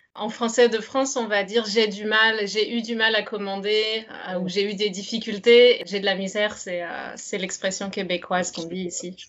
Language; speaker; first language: French; native; French